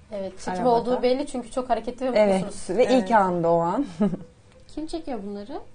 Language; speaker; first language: Turkish; native; Turkish